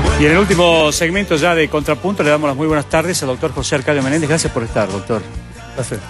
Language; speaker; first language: Spanish; native; Spanish